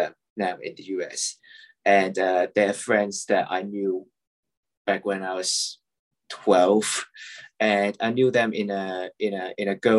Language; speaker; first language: English; non-native, local second language; Cantonese